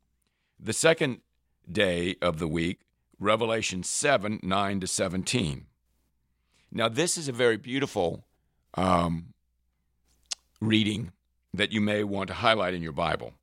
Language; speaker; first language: English; native; English